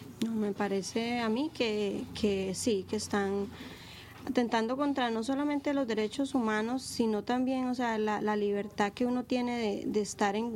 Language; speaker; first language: Spanish; native; Spanish